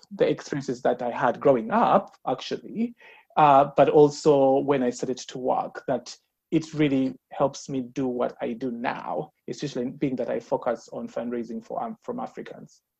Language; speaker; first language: English; non-native, local second language; Ganda